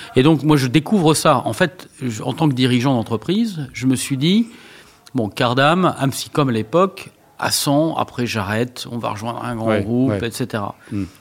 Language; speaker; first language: French; native; French